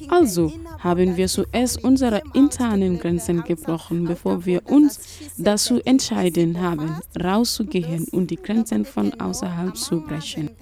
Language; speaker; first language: German; non-native, fluent; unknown